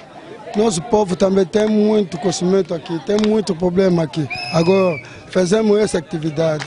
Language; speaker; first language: Portuguese; non-native, learner; Lingala